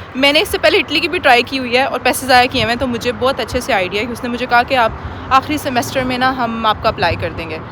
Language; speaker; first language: Urdu; native; Urdu